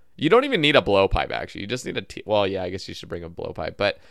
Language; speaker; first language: English; native; English